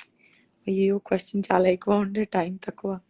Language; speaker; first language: Telugu; non-native, learner; Gujarati